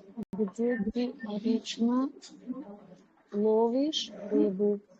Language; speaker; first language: Russian; non-native, learner; Uzbek